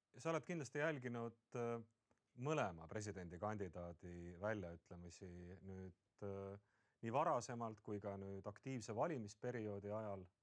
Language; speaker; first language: Estonian; native; Estonian